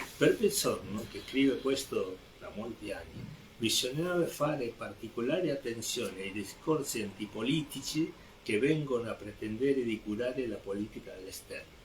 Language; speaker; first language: Italian; non-native, fluent; Spanish